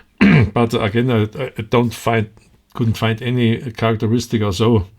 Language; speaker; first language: English; non-native, fluent; German